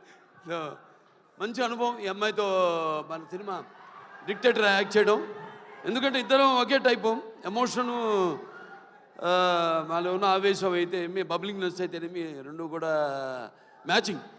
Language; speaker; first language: Telugu; native; Telugu